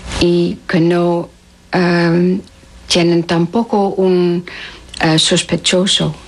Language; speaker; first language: Spanish; non-native, learner; Dutch